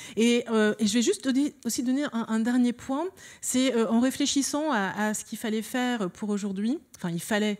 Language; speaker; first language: French; early bilingual, other home language; Lingala